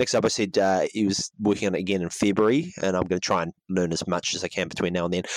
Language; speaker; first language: English; native; English